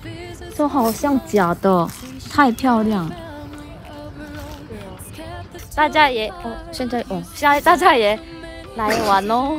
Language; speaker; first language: Chinese; non-native, learner; Korean